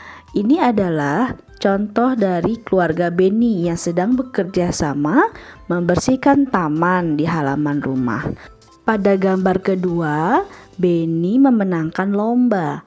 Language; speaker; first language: Indonesian; native; Indonesian